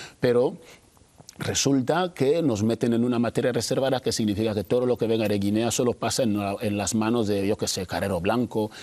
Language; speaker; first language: Spanish; non-native, local second language; Fang